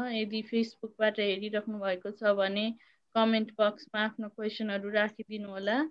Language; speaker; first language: Nepali; native; Nepali